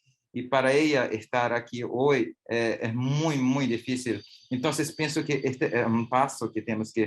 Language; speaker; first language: Spanish; non-native, learner; Portuguese